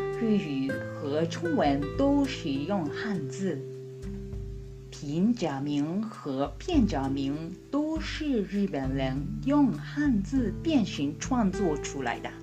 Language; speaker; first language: Chinese; non-native, fluent; Japanese